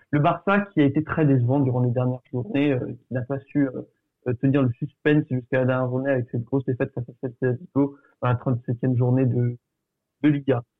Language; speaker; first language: French; early bilingual, other home language; Portuguese